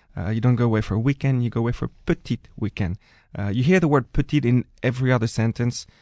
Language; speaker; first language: English; non-native, fluent; French